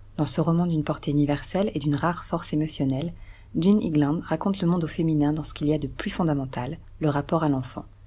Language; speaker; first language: French; native; French